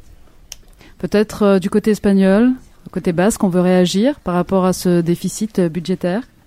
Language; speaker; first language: French; native; French